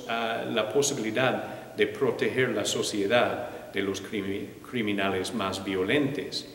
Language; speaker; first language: Spanish; non-native, fluent; English